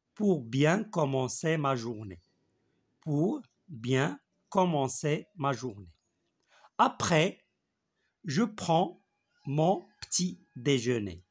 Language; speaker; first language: French; non-native, local second language; Arabic